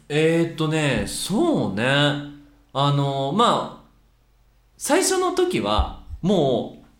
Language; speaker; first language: Japanese; native; Japanese